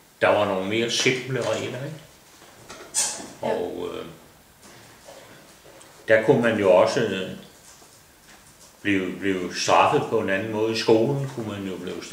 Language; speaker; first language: Danish; native; Danish